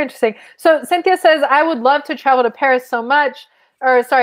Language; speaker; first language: English; non-native, fluent; Spanish